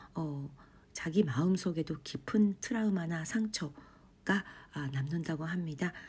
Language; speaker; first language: Korean; non-native, fluent; Japanese